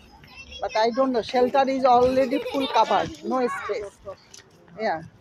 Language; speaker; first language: English; non-native, learner; Bangla